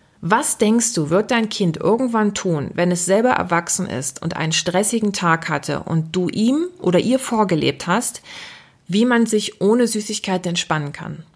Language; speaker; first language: German; native; German